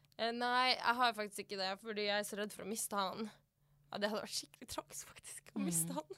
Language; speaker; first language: Norwegian; native; Norwegian